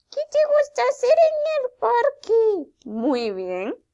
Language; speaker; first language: Spanish; native; Spanish